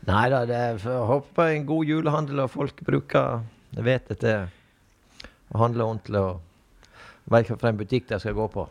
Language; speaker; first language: Norwegian; native; Norwegian